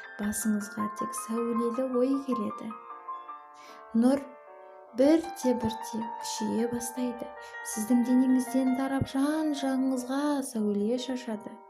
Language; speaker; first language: Kazakh; native; Kazakh